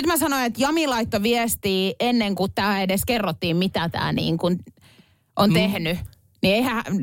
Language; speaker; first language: Finnish; native; Finnish